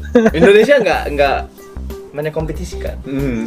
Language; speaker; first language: Indonesian; non-native, fluent; Korean